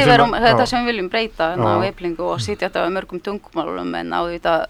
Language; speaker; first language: Icelandic; early bilingual, heritage; Polish